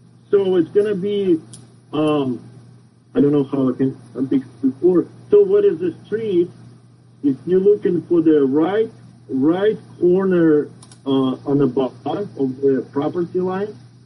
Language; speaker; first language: English; non-native, learner; Russian